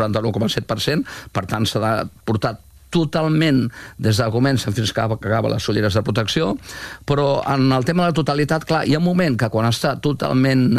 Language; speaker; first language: Catalan; native; Catalan